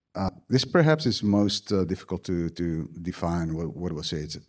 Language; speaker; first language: English; non-native, fluent; Slovak